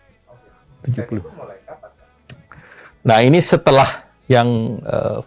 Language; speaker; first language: Indonesian; native; Indonesian